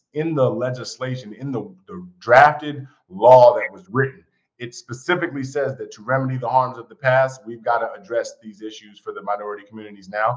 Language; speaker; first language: English; native; English